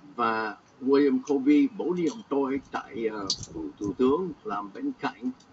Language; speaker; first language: Vietnamese; non-native, fluent; English